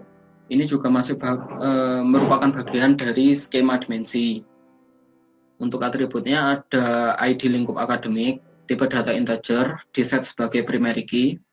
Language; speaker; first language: Indonesian; native; Indonesian